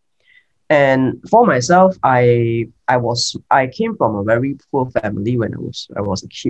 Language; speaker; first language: English; non-native, local second language; Cantonese